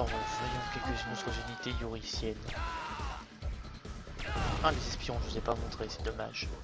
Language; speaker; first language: French; native; French